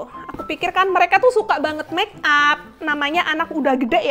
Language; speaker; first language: Indonesian; native; Indonesian